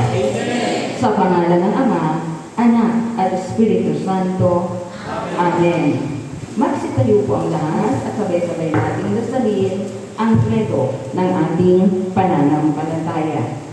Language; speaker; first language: Filipino; native; Filipino